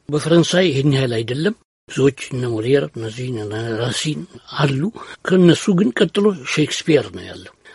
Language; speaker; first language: Amharic; native; Amharic